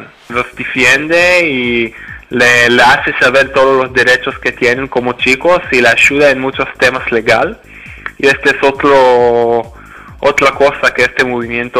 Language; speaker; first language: Spanish; non-native, fluent; Hebrew